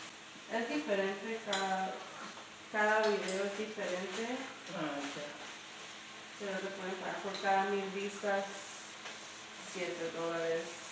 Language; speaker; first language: Spanish; early bilingual, heritage; English